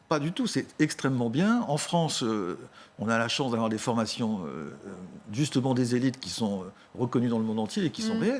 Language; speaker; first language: French; native; French